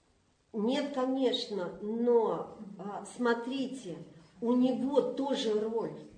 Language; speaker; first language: Russian; native; Russian